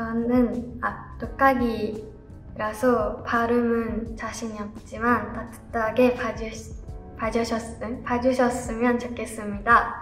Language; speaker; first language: Korean; non-native, learner; Japanese